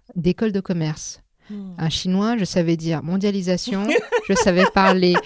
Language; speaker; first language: French; non-native, local second language; Min Nan Chinese